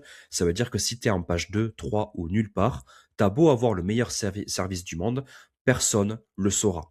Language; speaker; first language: French; native; French